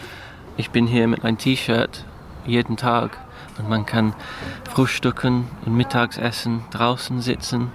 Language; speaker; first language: German; non-native, fluent; English